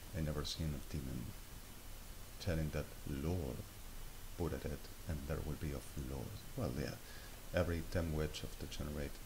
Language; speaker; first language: English; non-native, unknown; Spanish